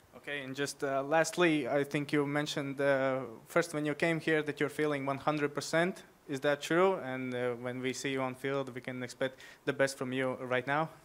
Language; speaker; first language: English; non-native, fluent; Latvian